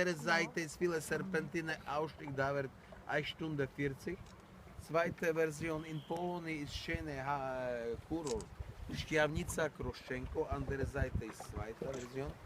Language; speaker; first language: German; non-native, learner; Slovak